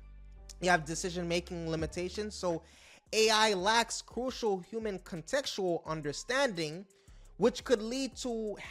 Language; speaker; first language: English; native; English